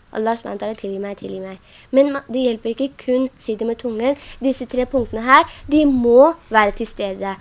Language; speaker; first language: Norwegian; non-native, local second language; Urdu